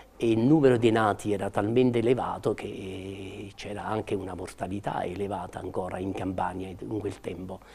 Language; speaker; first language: Italian; native; Italian